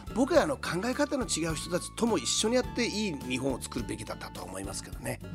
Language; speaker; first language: Japanese; native; Japanese